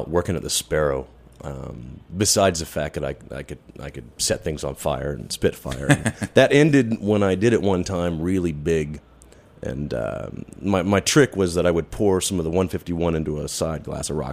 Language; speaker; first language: English; native; English